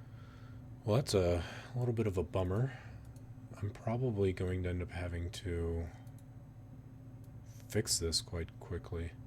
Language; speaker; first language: English; native; English